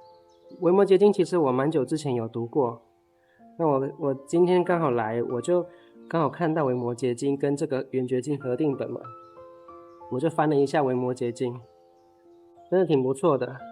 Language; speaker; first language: Chinese; native; Chinese